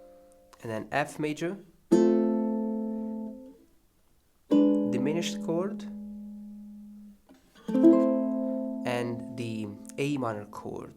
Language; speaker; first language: English; non-native, fluent; Italian